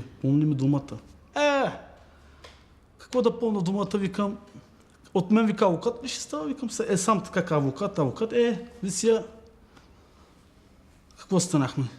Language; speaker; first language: Bulgarian; non-native, local second language; Turkish